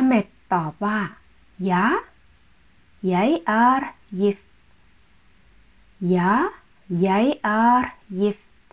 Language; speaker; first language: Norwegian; non-native, fluent; Thai